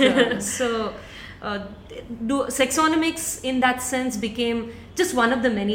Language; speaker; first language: English; non-native, local second language; Tamil